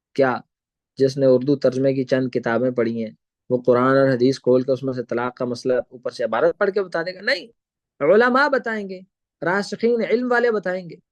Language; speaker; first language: Urdu; non-native, local second language; Punjabi